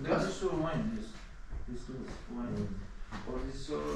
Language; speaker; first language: English; non-native, learner; Georgian